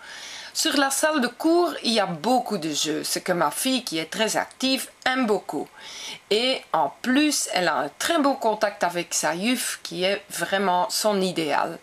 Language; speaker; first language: French; non-native, local second language; Dutch